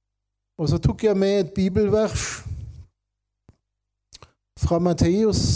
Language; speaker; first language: Norwegian; non-native, fluent; German